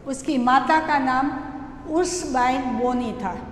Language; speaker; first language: Hindi; non-native, local second language; Gujarati